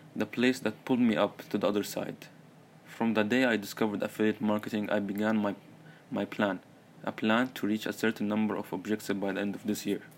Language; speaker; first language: English; early bilingual, other home language; Arabic